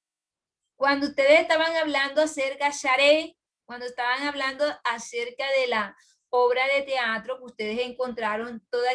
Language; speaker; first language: Spanish; native; Spanish